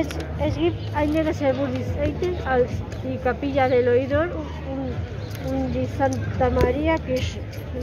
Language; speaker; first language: German; non-native, learner; Spanish